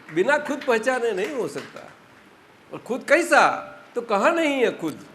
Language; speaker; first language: Hindi; non-native, local second language; Gujarati